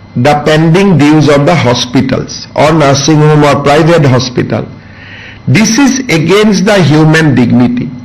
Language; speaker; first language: English; non-native, local second language; Assamese